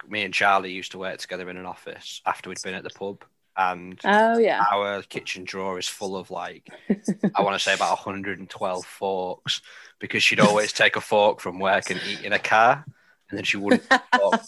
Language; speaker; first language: English; native; English